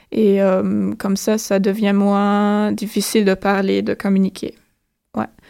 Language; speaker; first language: French; non-native, fluent; German